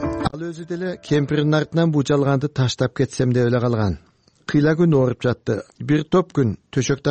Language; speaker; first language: Kyrgyz; native; Kyrgyz